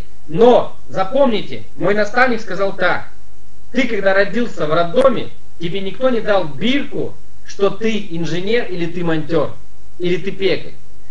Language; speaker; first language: Russian; native; Russian